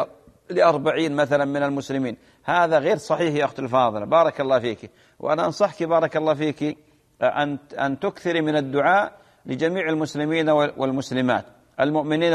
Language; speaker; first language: Arabic; native; Arabic